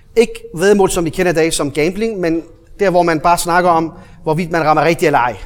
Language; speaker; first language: Danish; early bilingual, other home language; Arabic